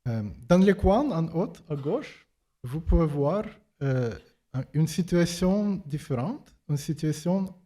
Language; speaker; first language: French; non-native, fluent; Ukrainian